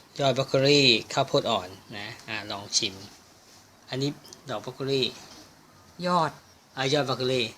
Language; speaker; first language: Thai; native; Thai